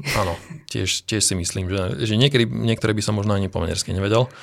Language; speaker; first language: Slovak; non-native, local second language; Hungarian